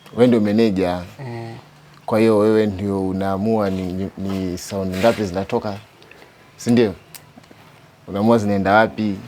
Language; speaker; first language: Swahili; native; Swahili